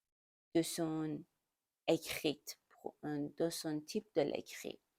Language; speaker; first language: French; non-native, learner; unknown